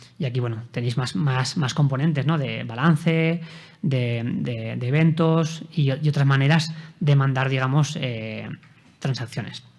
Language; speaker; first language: Spanish; native; Spanish